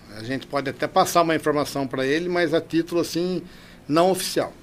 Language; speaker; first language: Portuguese; native; Portuguese